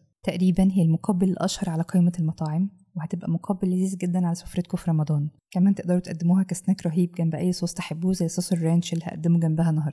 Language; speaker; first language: Arabic; native; Arabic